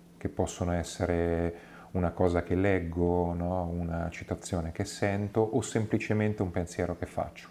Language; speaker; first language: Italian; native; Italian